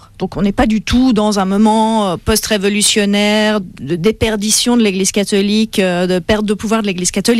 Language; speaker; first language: French; native; French